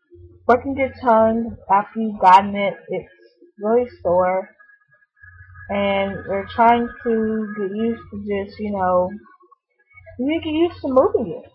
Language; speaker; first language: English; native; English